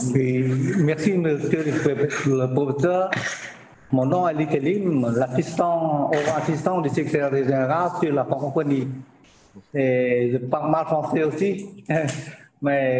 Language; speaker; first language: French; non-native, learner; Khmer